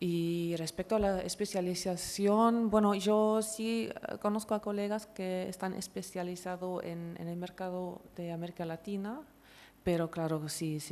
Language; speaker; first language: Spanish; non-native, fluent; German